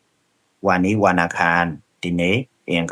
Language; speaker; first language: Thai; non-native, fluent; Burmese